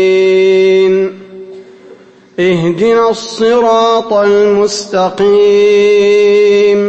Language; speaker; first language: Arabic; native; Arabic